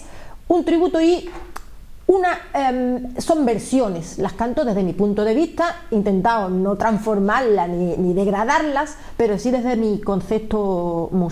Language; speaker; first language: Spanish; native; Spanish